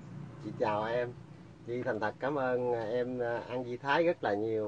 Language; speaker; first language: Vietnamese; native; Vietnamese